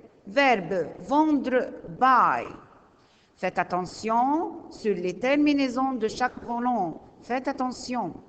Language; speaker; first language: French; non-native, learner; Arabic